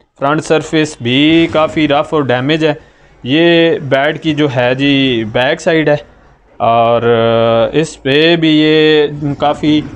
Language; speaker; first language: Urdu; non-native, local second language; Punjabi